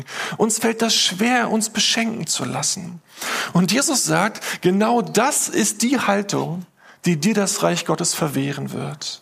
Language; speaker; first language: German; native; German